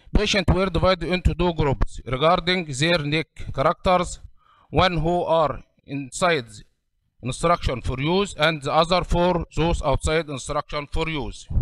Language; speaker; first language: English; non-native, fluent; Arabic